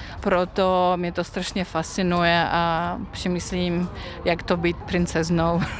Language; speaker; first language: Czech; non-native, fluent; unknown